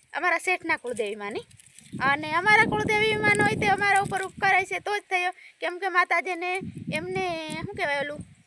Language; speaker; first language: Gujarati; native; Gujarati